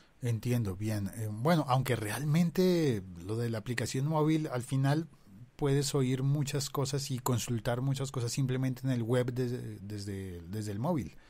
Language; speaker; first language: Spanish; native; Spanish